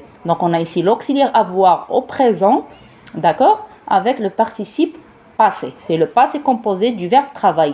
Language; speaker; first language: French; non-native, local second language; Arabic